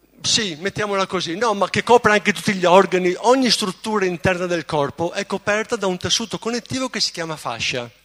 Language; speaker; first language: Italian; native; Italian